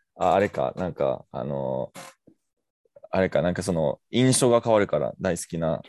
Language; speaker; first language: Japanese; non-native, fluent; English